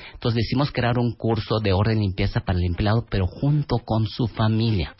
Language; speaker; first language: Spanish; native; Spanish